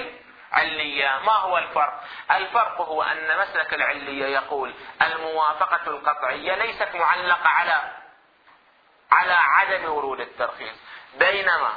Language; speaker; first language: Arabic; native; Arabic